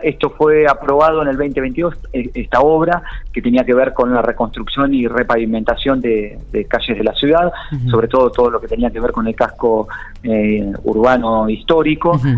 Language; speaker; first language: Spanish; native; Spanish